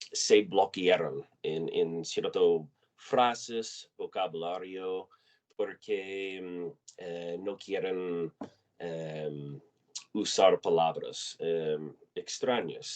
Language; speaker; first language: Spanish; non-native, learner; English